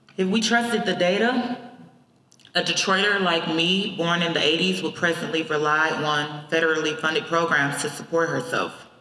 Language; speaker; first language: English; native; English